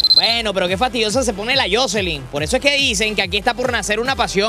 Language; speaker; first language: Spanish; native; Spanish